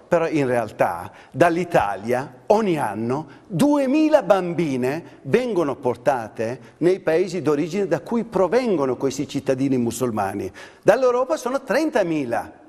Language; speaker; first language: Italian; non-native, fluent; Persian